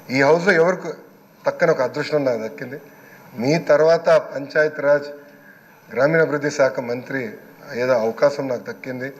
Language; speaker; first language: Telugu; native; Telugu